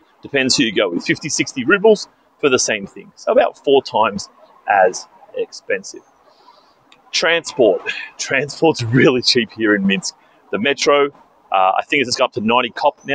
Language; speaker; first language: English; native; English